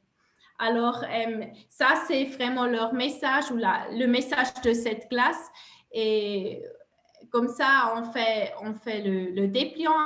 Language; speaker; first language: French; non-native, local second language; German